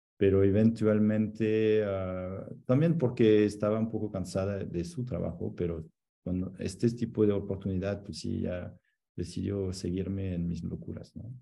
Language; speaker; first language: Spanish; non-native, fluent; French